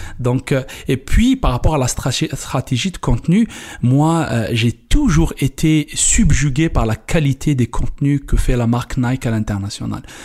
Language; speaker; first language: French; non-native, local second language; Kabyle